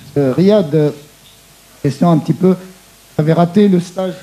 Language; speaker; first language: French; non-native, local second language; Arabic